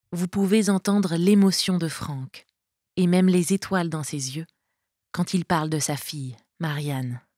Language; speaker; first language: French; native; French